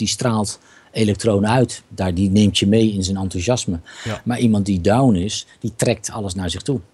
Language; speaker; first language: Dutch; native; Dutch